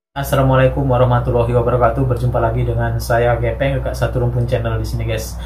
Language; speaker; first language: Indonesian; native; Indonesian